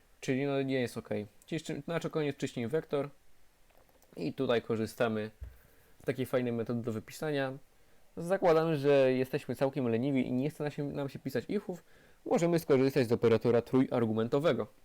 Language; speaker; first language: Polish; native; Polish